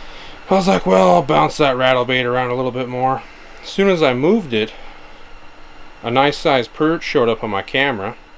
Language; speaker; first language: English; native; English